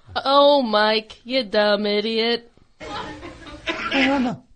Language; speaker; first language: English; native; English